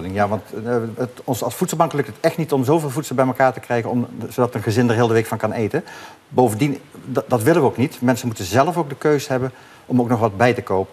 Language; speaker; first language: Dutch; native; Dutch